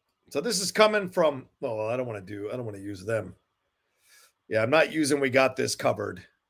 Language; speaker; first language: English; native; English